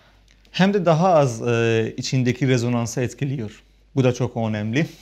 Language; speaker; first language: Turkish; non-native, fluent; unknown